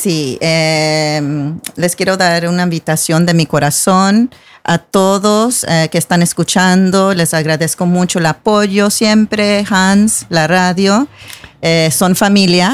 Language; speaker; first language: Spanish; non-native, learner; English